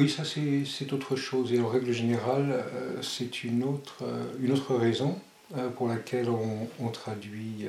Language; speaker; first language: French; early bilingual, other home language; Spanish